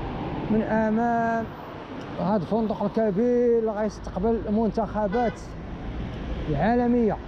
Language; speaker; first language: Arabic; native; Arabic